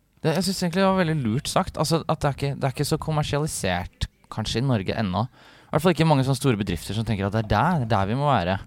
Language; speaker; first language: Norwegian; native; Norwegian